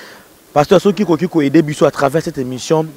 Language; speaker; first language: French; non-native, local second language; Lingala